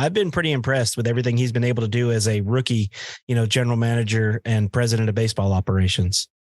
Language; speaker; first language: English; native; English